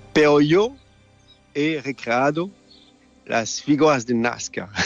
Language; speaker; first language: Spanish; non-native, fluent; French